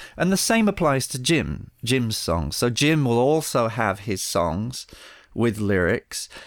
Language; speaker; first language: English; early bilingual, other home language; Spanish